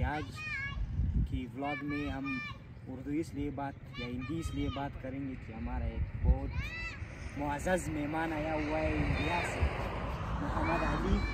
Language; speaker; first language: Hindi; non-native, fluent; Pashto